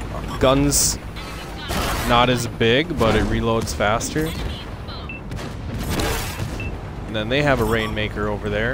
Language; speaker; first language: English; native; English